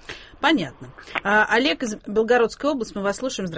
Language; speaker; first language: Russian; native; Russian